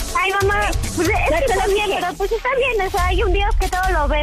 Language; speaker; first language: Spanish; native; Spanish